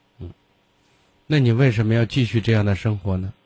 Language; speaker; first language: Chinese; native; Chinese